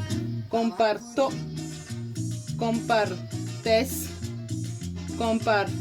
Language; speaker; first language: Spanish; non-native, fluent; French